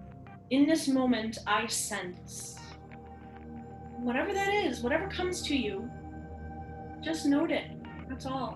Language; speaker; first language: English; native; English